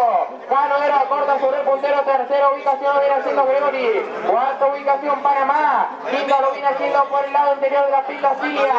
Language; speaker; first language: Spanish; native; Spanish